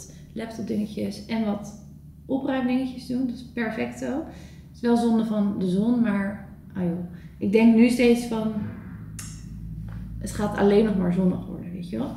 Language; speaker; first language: Dutch; native; Dutch